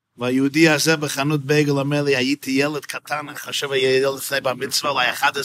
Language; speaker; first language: Hebrew; non-native, fluent; English